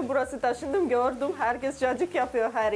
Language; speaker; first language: Turkish; non-native, learner; Russian